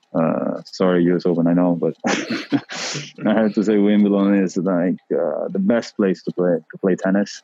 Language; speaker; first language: English; non-native, fluent; Italian